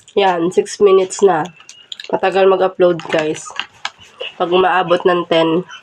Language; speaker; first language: Filipino; non-native, local second language; Hiligaynon